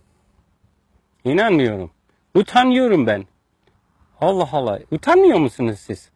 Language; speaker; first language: Turkish; non-native, fluent; English